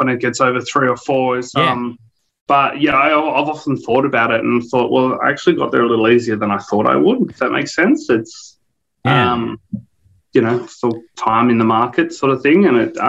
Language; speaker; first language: English; native; English